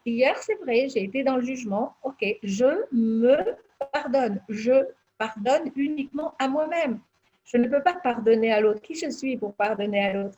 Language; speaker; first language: French; native; French